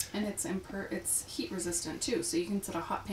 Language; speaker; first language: English; native; English